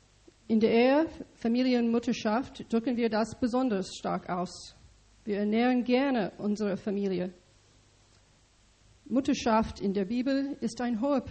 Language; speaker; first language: German; non-native, learner; English